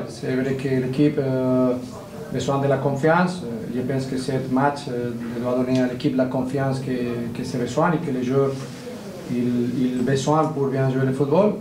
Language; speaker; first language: French; non-native, learner; Spanish